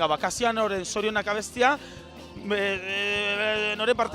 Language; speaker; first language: Basque; native; Basque